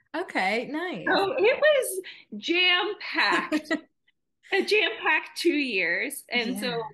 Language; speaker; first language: English; native; English